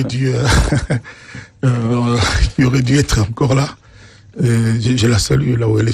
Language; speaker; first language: French; non-native, local second language; Lingala